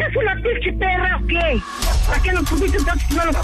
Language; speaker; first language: Spanish; native; Spanish